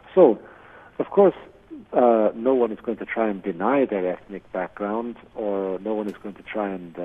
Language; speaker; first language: English; native; English